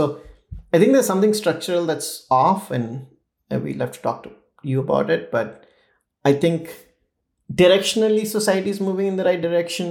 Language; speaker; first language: English; non-native, local second language; Hindi